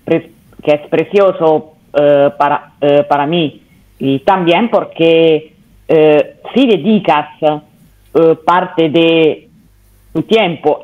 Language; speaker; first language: Spanish; non-native, fluent; Italian